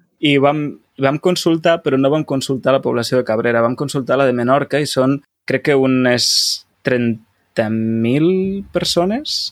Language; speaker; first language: Catalan; native; Catalan